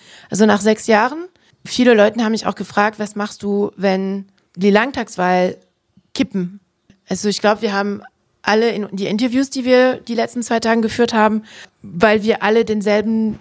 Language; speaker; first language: German; non-native, fluent; French